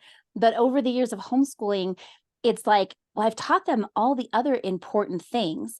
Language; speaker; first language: English; native; English